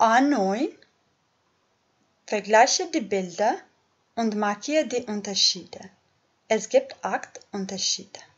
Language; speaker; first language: German; non-native, fluent; Albanian